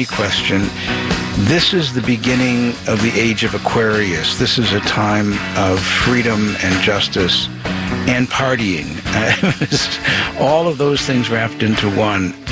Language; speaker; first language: English; native; English